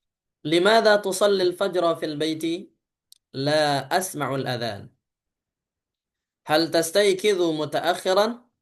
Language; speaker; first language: Arabic; non-native, fluent; Indonesian